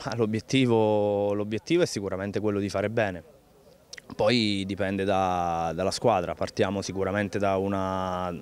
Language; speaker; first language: Italian; native; Italian